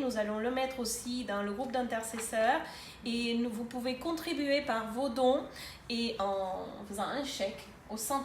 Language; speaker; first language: French; native; French